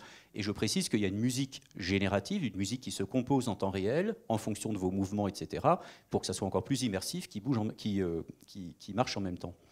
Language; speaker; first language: French; native; French